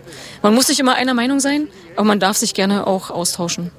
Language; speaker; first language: German; native; German